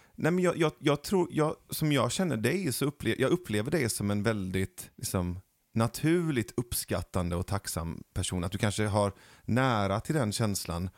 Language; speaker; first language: Swedish; early bilingual, other home language; Persian